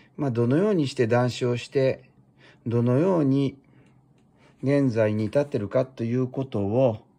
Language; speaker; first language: Japanese; native; Japanese